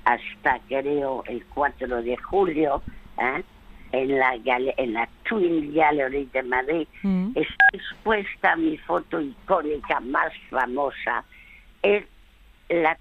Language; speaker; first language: Spanish; early bilingual, other home language; French